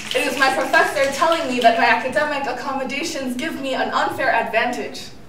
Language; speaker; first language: English; early bilingual, other home language; Spanish